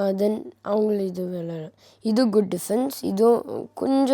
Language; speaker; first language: Tamil; early bilingual, heritage; Tamil